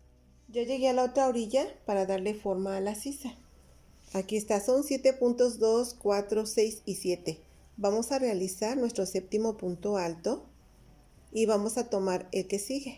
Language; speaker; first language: Spanish; native; Spanish